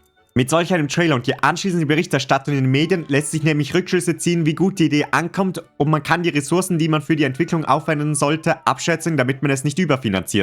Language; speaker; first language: German; native; German